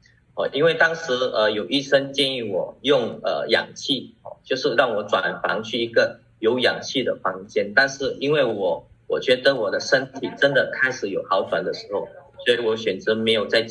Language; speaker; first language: Chinese; early bilingual, heritage; Chinese